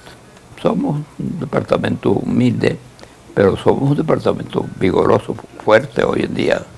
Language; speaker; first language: Spanish; native; Spanish